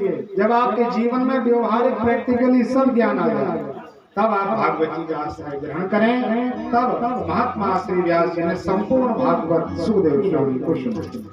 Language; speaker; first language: Hindi; native; Hindi